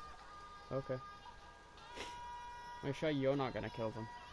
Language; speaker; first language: English; native; English